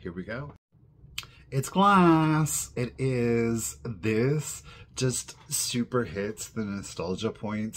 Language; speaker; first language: English; native; English